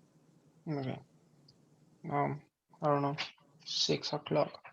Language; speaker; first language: English; non-native, learner; Spanish